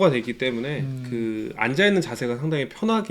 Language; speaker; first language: Korean; native; Korean